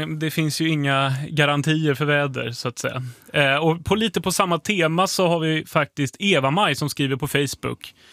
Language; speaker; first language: Swedish; native; Swedish